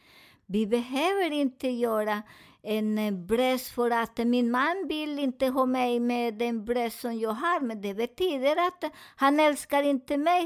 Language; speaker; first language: Swedish; non-native, learner; Spanish